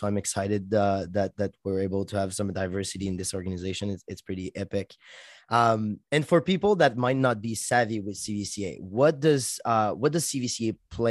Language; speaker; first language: English; non-native, fluent; French